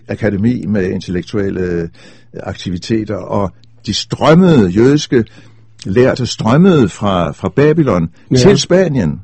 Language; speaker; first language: Danish; native; Danish